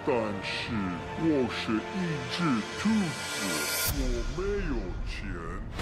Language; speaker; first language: Chinese; non-native, learner; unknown